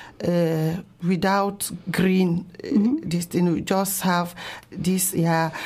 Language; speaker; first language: English; non-native, local second language; Ewe